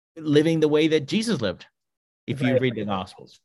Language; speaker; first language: English; early bilingual, other home language; Spanish